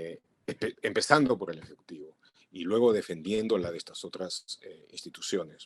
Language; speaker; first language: Spanish; native; Spanish